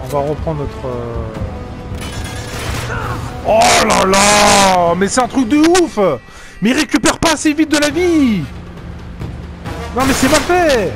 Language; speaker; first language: French; native; French